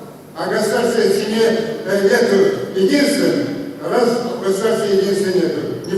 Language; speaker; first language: Russian; non-native, local second language; Kazakh